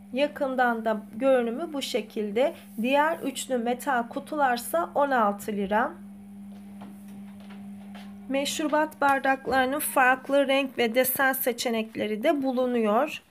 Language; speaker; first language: Turkish; native; Turkish